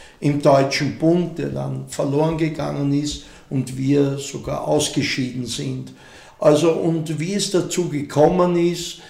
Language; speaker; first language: German; native; German